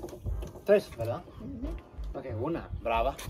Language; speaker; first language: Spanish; early bilingual, heritage; Spanish